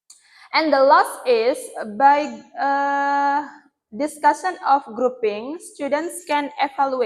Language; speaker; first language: English; non-native, learner; Indonesian